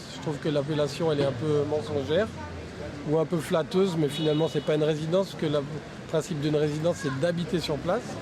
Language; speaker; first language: French; native; French